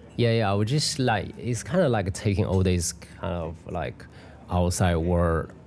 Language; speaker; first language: English; non-native, fluent; Chinese